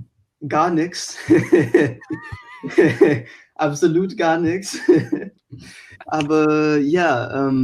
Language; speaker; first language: German; non-native, learner; English